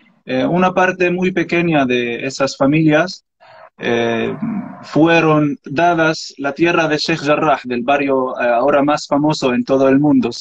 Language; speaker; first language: Spanish; non-native, learner; Arabic